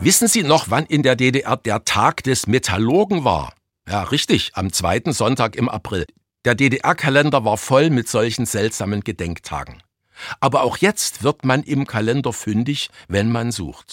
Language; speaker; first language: German; native; German